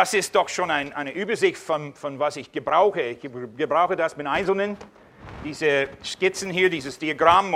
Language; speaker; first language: German; non-native, fluent; English